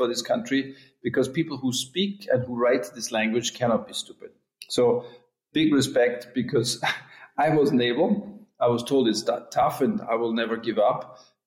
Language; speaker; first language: English; non-native, fluent; German